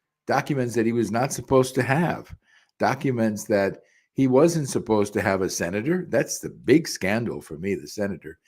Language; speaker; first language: English; early bilingual, other home language; Spanish